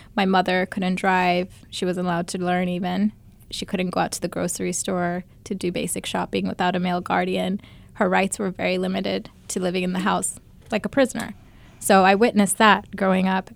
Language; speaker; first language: English; early bilingual, other home language; Bangla